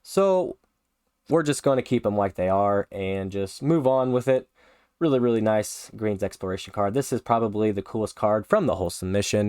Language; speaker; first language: English; native; English